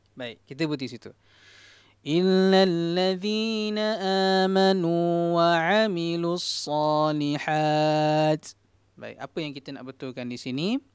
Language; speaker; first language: Malay; native; Malay